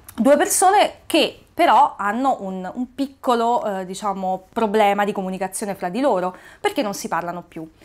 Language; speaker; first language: Italian; native; Italian